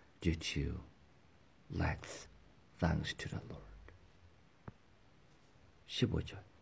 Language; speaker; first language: English; non-native, learner; Korean